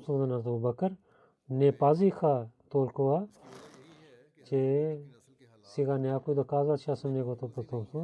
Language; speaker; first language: Bulgarian; non-native, learner; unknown